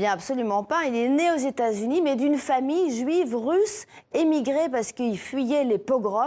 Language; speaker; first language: French; native; French